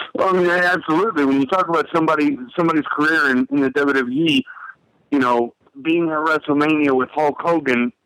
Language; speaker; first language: English; native; English